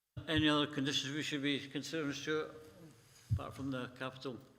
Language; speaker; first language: English; native; English